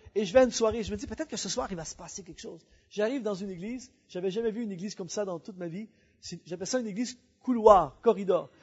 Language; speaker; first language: French; native; French